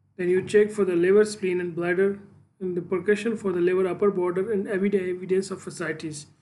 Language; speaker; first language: English; non-native, local second language; Urdu